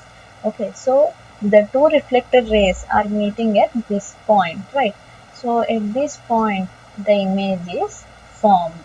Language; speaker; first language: English; non-native, local second language; Telugu